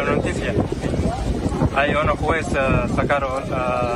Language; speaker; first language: Spanish; non-native, learner; Arabic